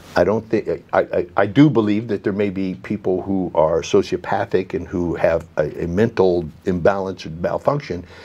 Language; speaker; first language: English; native; English